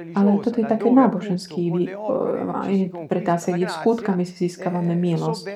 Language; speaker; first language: Slovak; non-native, fluent; Italian